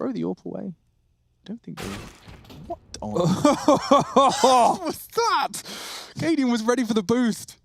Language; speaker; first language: English; native; English